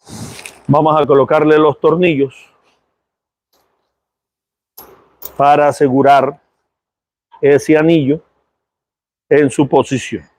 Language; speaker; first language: Spanish; native; Spanish